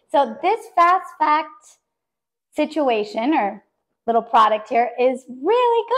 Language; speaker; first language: English; native; English